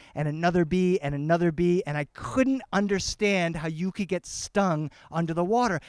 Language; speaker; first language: English; early bilingual, other home language; Spanish